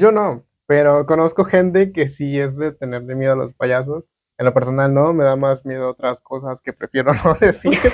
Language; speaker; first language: Spanish; native; Spanish